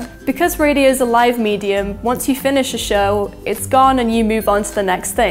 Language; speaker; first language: English; native; English